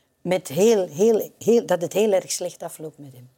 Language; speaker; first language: Dutch; native; Dutch